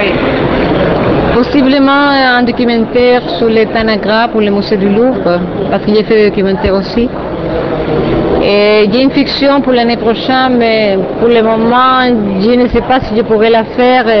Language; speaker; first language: French; non-native, fluent; Spanish